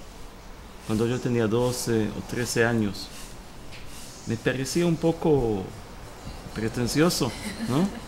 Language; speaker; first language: Spanish; early bilingual, heritage; Hebrew